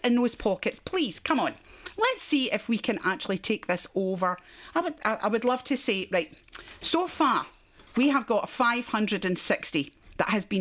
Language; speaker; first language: English; native; English